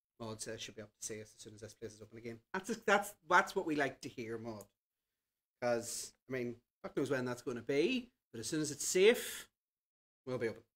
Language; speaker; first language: English; native; English